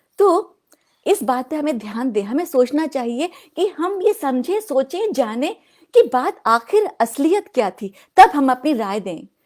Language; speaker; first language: Hindi; non-native, local second language; Odia